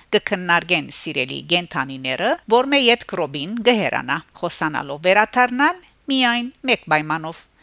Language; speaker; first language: Armenian; early bilingual, heritage; Armenian